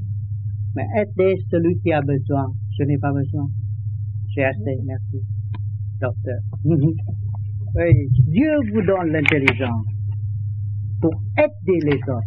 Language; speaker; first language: French; non-native, learner; Vietnamese